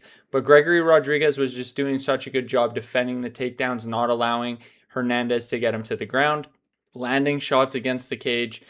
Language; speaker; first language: English; native; English